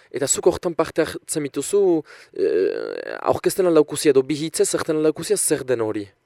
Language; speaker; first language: Basque; native; Basque